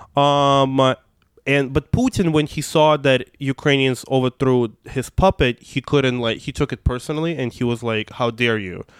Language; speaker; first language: English; non-native, fluent; Russian